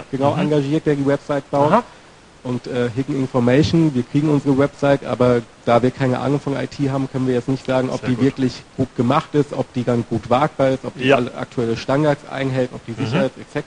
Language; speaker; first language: German; native; German